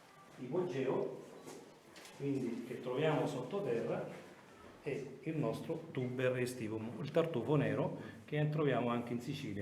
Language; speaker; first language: Italian; native; Italian